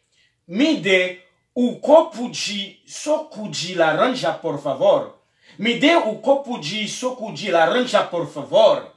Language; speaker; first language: Portuguese; non-native, learner; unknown